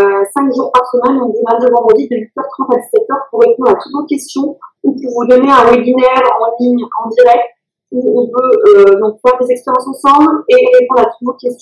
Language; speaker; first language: French; native; French